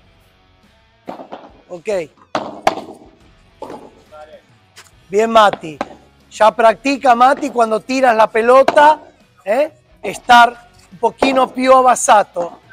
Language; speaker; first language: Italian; non-native, learner; Spanish